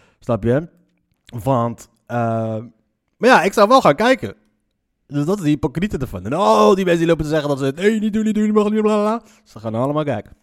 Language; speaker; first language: Dutch; early bilingual, other home language; Arabic